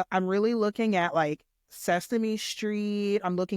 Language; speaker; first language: English; native; English